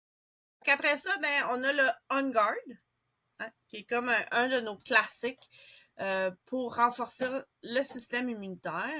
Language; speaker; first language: French; native; French